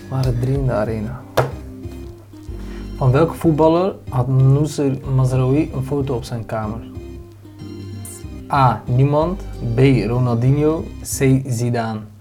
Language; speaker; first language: Dutch; early bilingual, other home language; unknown